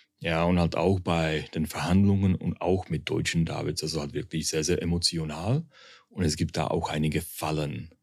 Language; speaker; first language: German; early bilingual, heritage; Czech